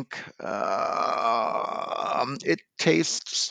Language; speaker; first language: English; non-native, fluent; German